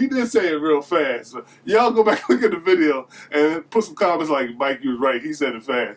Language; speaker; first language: English; native; English